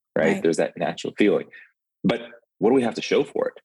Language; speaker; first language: English; early bilingual, other home language; Ukrainian